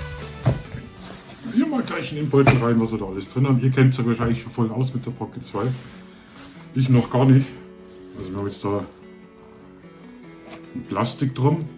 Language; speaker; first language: German; native; German